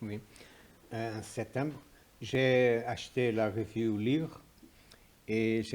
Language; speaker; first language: French; non-native, fluent; Portuguese